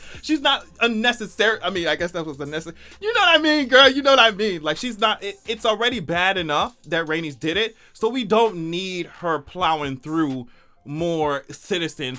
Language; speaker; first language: English; native; English